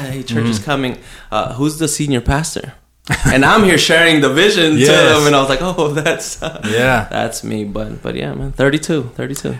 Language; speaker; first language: English; early bilingual, other home language; Spanish